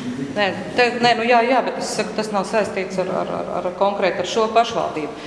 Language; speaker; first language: Latvian; native; Latvian